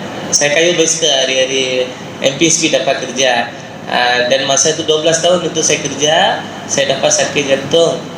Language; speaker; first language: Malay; non-native, local second language; Tamil